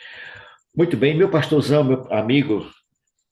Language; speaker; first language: Portuguese; native; Portuguese